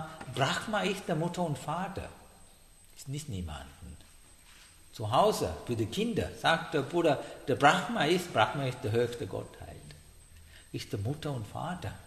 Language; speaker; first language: German; non-native, learner; Sinhala